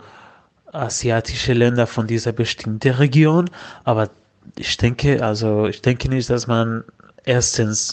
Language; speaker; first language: German; non-native, fluent; Spanish